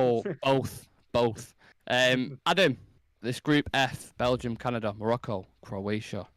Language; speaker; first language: English; native; English